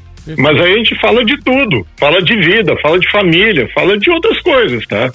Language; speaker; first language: Portuguese; native; Portuguese